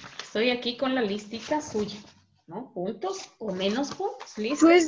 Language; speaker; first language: Spanish; native; Spanish